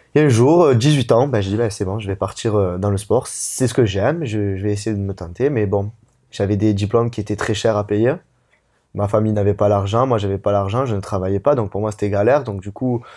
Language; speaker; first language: French; native; French